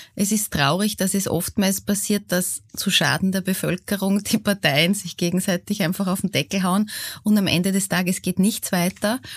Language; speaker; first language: German; native; German